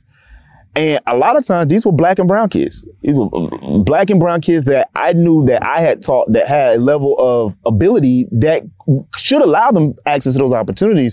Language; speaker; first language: English; native; English